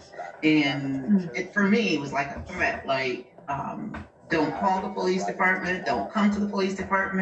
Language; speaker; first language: English; native; English